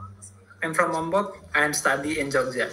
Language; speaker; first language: English; non-native, learner; Indonesian